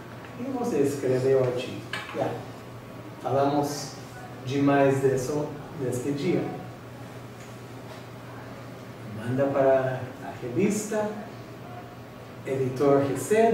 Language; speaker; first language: Portuguese; non-native, fluent; English